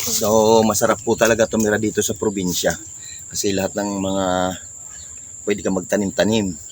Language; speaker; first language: Filipino; native; Filipino